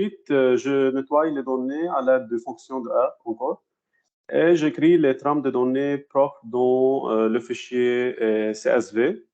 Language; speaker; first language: French; non-native, fluent; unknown